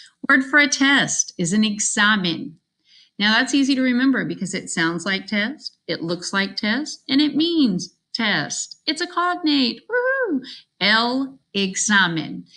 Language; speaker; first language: English; native; English